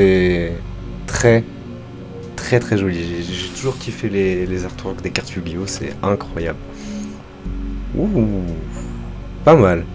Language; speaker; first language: French; native; French